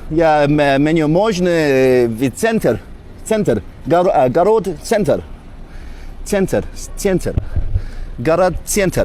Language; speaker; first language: Russian; non-native, learner; English